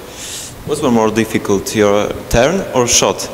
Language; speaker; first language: English; non-native, fluent; Polish